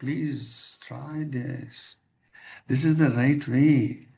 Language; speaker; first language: English; non-native, local second language; Hindi